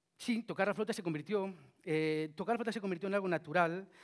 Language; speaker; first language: Spanish; native; Spanish